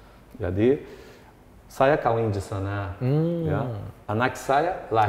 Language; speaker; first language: Indonesian; non-native, fluent; Portuguese